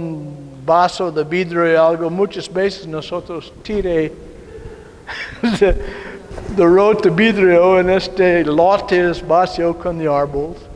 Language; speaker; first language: Spanish; non-native, learner; English